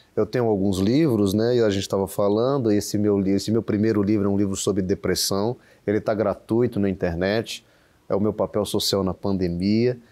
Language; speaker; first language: Portuguese; native; Portuguese